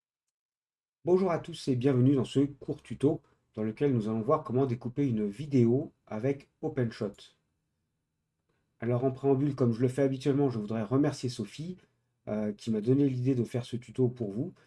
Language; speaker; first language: French; native; French